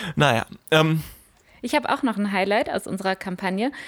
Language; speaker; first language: German; native; German